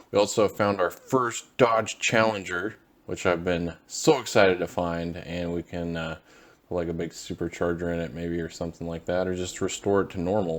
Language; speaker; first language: English; native; English